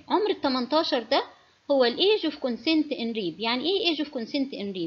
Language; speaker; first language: Arabic; native; Arabic